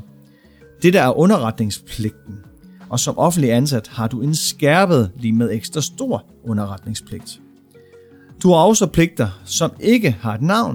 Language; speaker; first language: Danish; native; Danish